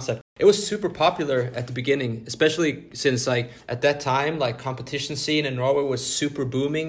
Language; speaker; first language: English; non-native, fluent; Norwegian